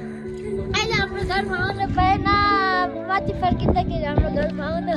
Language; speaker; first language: Nepali; non-native, local second language; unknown